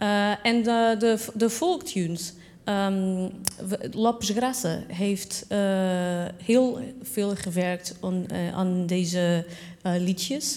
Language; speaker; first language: Dutch; non-native, learner; Portuguese